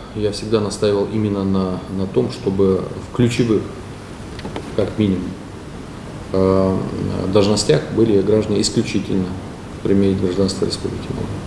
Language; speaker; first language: Russian; non-native, local second language; Romanian